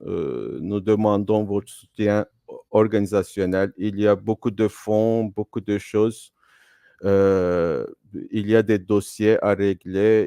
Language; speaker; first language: French; non-native, fluent; Turkish